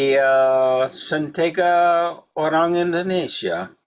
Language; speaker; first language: Indonesian; non-native, learner; English